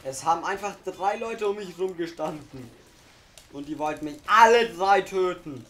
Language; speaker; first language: German; native; German